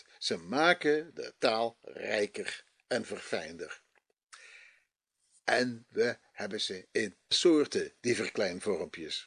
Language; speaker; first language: Dutch; native; Dutch